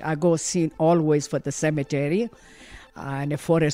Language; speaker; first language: English; non-native, learner; Greek